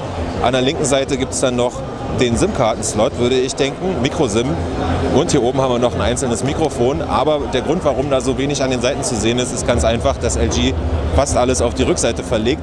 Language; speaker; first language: German; native; German